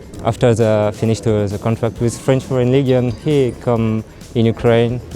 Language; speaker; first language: English; non-native, learner; French